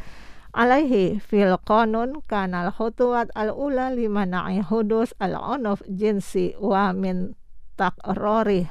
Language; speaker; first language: Arabic; non-native, fluent; Indonesian